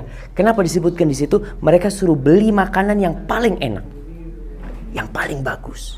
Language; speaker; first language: Indonesian; native; Indonesian